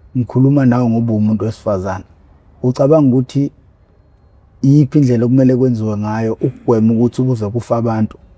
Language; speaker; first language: Zulu; native; Zulu